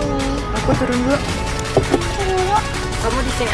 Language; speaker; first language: Indonesian; native; Indonesian